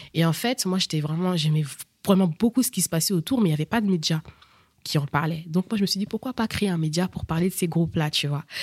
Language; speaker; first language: French; early bilingual, other home language; Bambara